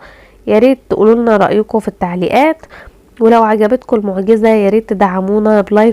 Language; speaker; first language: Arabic; native; Arabic